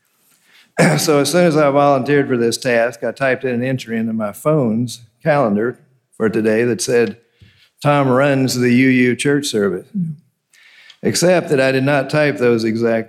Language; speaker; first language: English; native; English